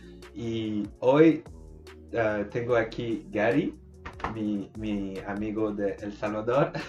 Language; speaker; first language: Spanish; non-native, learner; English